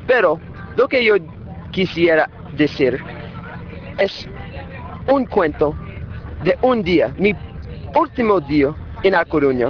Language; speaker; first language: Spanish; non-native, learner; English